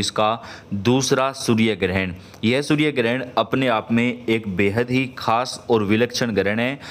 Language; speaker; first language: Hindi; native; Hindi